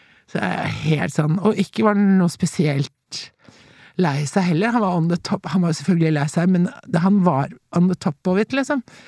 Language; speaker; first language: Norwegian; native; Norwegian